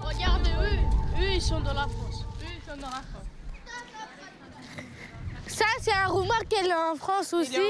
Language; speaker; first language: French; non-native, learner; Romanian